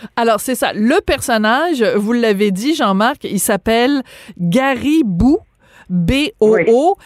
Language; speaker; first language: French; native; French